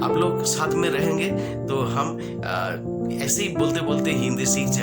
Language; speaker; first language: Hindi; non-native, local second language; Bangla